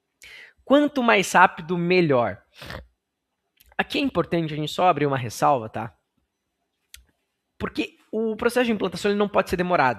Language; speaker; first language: Portuguese; native; Portuguese